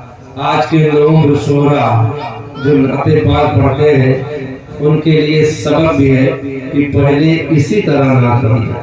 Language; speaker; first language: Urdu; native; Urdu